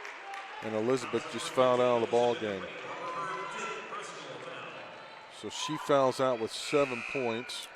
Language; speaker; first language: English; native; English